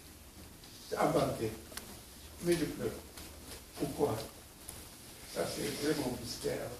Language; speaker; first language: French; non-native, learner; Japanese